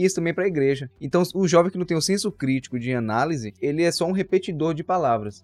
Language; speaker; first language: Portuguese; native; Portuguese